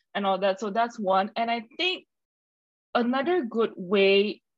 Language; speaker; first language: English; non-native, fluent; Indonesian